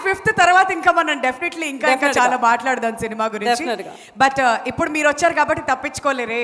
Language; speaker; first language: Telugu; native; Telugu